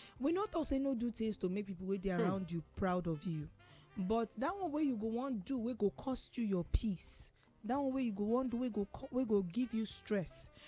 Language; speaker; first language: Nigerian Pidgin; native; Nigerian Pidgin